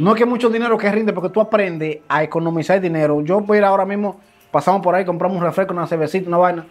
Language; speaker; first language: Spanish; native; Spanish